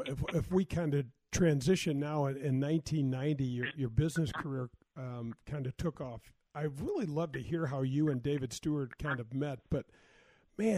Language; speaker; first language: English; native; English